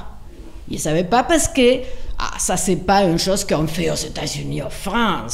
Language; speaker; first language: French; non-native, fluent; Spanish